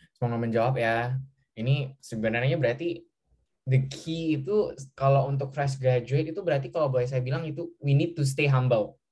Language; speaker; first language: Indonesian; native; Indonesian